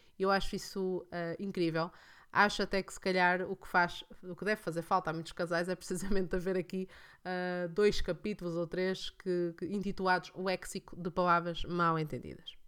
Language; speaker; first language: Portuguese; native; Portuguese